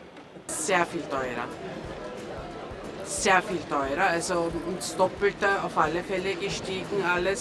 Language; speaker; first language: German; early bilingual, other home language; Turkish